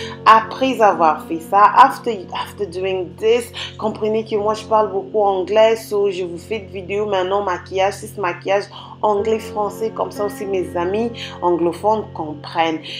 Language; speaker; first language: French; non-native, local second language; Lingala